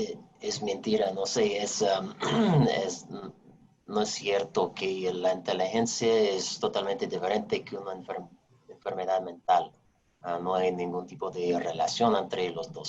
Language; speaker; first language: Spanish; non-native, fluent; English